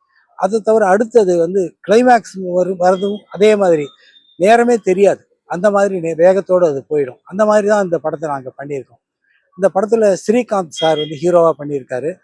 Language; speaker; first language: Tamil; native; Tamil